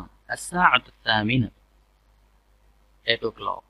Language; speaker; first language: Arabic; non-native, fluent; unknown